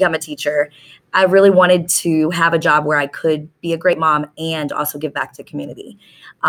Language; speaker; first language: English; native; English